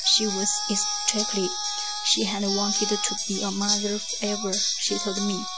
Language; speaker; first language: English; non-native, learner; Chinese